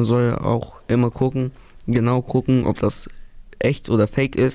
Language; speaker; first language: German; early bilingual, other home language; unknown